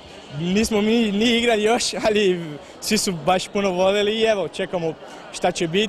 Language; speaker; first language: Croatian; early bilingual, heritage; Portuguese